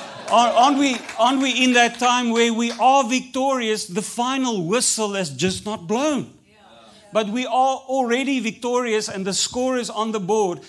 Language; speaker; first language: English; non-native, fluent; Afrikaans